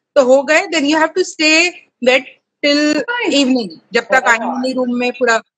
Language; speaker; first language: Hindi; native; Hindi